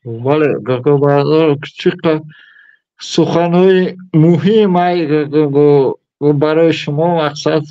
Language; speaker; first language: Persian; non-native, learner; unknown